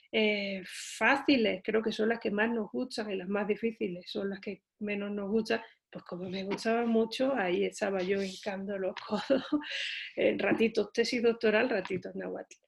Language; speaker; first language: Spanish; native; Spanish